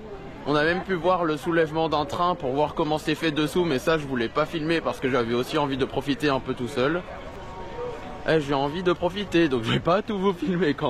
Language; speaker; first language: French; native; French